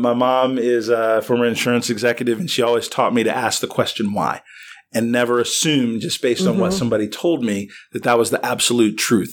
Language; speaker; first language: English; native; English